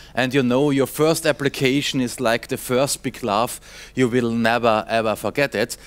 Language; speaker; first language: English; non-native, fluent; German